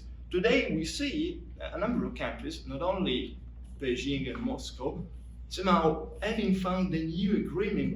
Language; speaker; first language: English; non-native, fluent; Italian